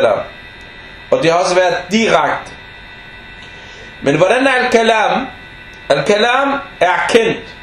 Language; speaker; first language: Danish; non-native, fluent; Arabic